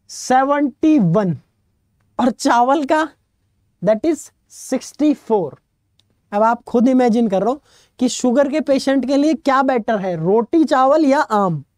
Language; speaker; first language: Hindi; native; Hindi